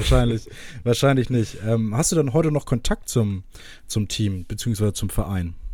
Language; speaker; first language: German; native; German